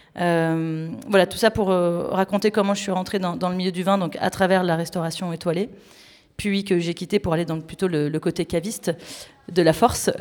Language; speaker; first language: French; native; French